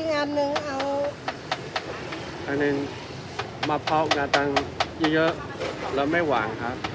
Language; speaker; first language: Thai; non-native, learner; Chinese